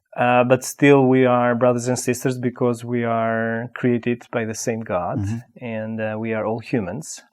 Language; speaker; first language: English; non-native, fluent; Albanian